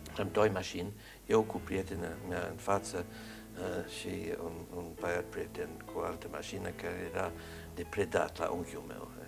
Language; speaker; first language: Romanian; early bilingual, heritage; English